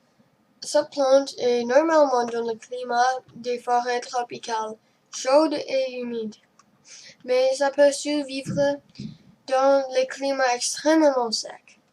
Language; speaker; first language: French; non-native, learner; English